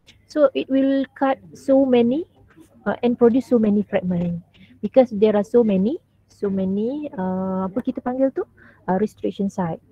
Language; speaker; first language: English; non-native, local second language; Malay